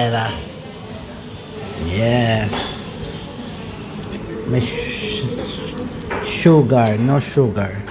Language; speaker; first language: English; non-native, learner; Filipino